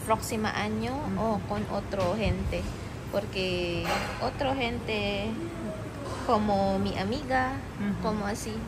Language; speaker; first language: Spanish; non-native, learner; Filipino